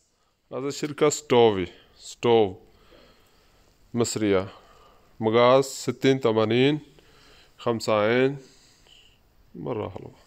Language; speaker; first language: Arabic; non-native, learner; Urdu